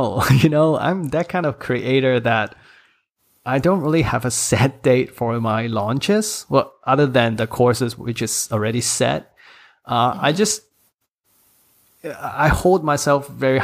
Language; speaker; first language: English; non-native, local second language; Cantonese